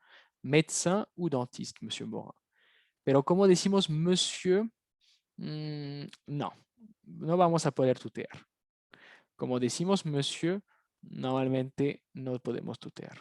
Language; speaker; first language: Spanish; native; Spanish